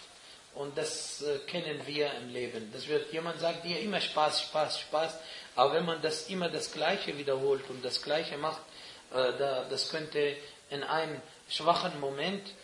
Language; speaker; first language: German; non-native, fluent; Arabic